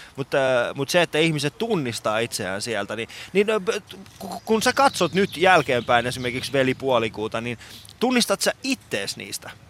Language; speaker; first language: Finnish; native; Finnish